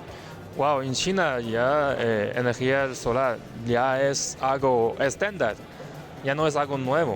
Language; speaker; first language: Spanish; non-native, fluent; Chinese